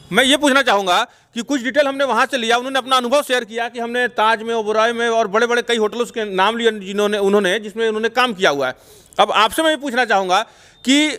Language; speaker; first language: Hindi; native; Hindi